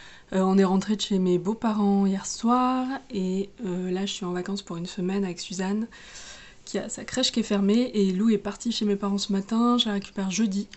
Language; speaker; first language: French; native; French